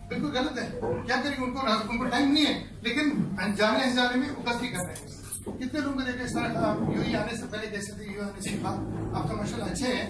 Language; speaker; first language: Hindi; native; Hindi